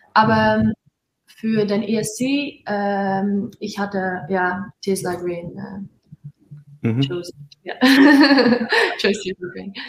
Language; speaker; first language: German; non-native, learner; Dutch